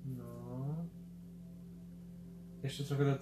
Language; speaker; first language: Polish; early bilingual, heritage; Polish